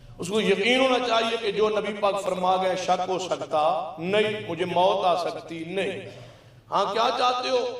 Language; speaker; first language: Urdu; non-native, local second language; Punjabi